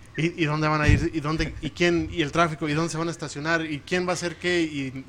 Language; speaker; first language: Spanish; early bilingual, heritage; Spanish